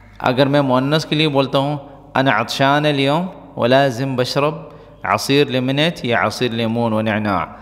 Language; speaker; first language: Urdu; non-native, local second language; Pashto